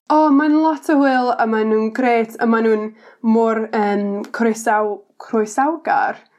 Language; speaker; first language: Welsh; non-native, learner; English